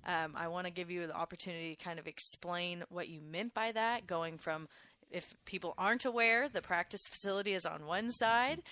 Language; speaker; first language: English; native; English